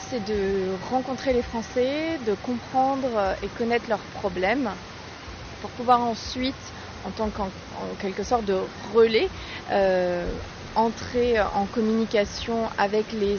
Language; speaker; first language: French; native; French